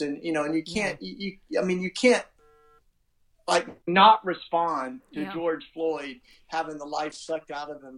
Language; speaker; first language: English; native; English